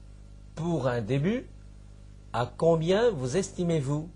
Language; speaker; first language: French; non-native, fluent; Chinese